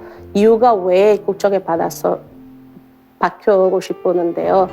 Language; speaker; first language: Korean; non-native, learner; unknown